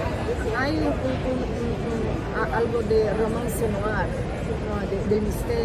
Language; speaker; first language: Spanish; non-native, fluent; Portuguese